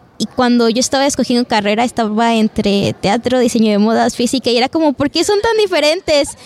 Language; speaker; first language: Spanish; native; Spanish